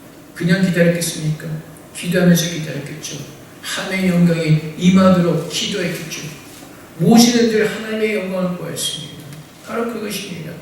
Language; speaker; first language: Korean; native; Korean